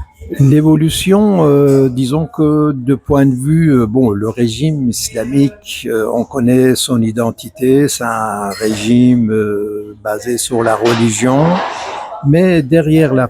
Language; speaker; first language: French; non-native, fluent; Persian